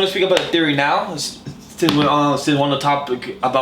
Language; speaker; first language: English; native; English